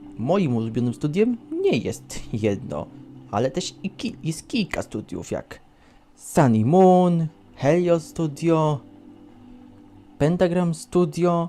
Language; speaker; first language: Polish; native; Polish